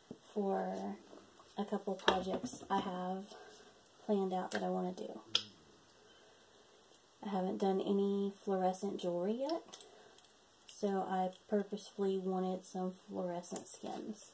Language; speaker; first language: English; native; English